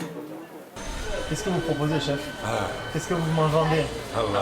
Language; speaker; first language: French; native; French